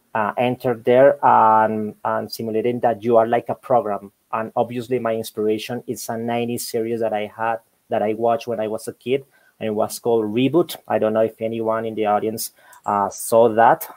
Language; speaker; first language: English; non-native, fluent; Spanish